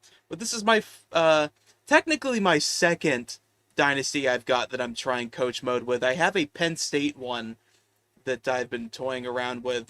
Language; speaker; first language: English; native; English